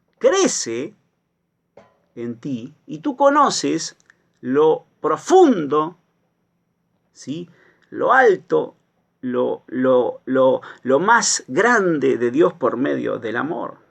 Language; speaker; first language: Spanish; native; Spanish